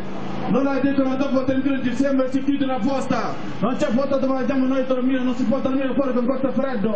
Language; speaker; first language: Italian; non-native, learner; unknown